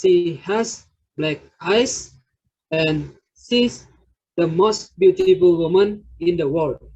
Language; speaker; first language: English; non-native, learner; Indonesian